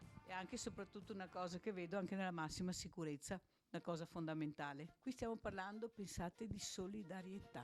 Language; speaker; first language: Italian; native; Italian